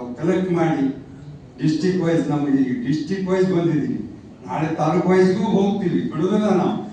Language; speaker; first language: Kannada; non-native, local second language; Lambadi